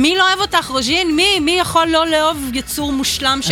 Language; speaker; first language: Hebrew; native; Hebrew